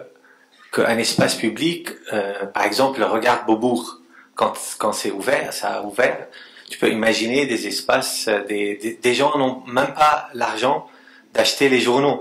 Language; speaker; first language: French; non-native, local second language; Arabic